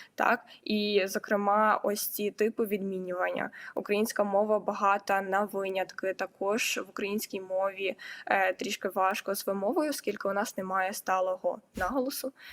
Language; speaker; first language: Ukrainian; native; Ukrainian